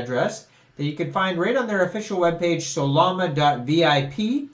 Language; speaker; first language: English; native; English